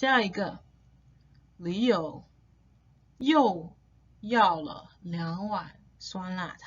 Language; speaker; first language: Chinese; non-native, fluent; English